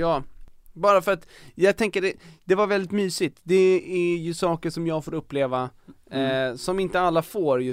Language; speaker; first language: Swedish; native; Swedish